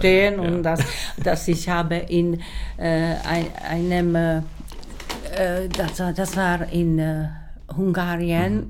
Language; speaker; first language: German; non-native, learner; Czech